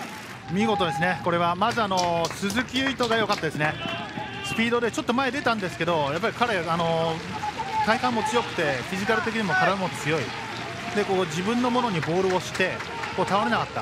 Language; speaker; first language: Japanese; native; Japanese